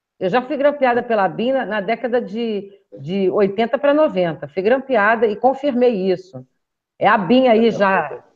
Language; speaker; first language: Portuguese; native; Portuguese